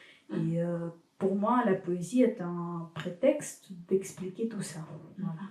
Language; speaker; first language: French; non-native, fluent; Ukrainian